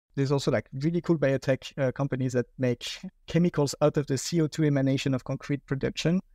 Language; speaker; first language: English; non-native, fluent; French